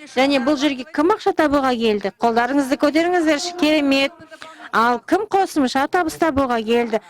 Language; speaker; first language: Kazakh; non-native, local second language; Russian